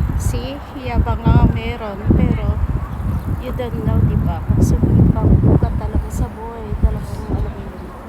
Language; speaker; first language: Filipino; native; Filipino